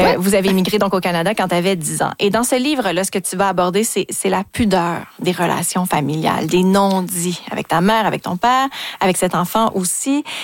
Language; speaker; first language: French; native; French